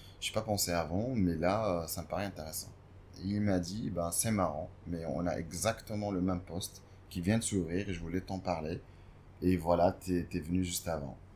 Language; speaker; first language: French; non-native, local second language; Arabic